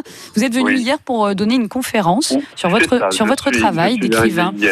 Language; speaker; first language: French; native; French